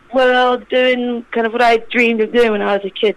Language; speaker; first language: English; native; English